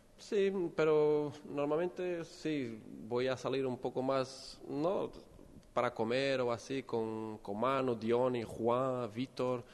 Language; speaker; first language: Spanish; non-native, fluent; Portuguese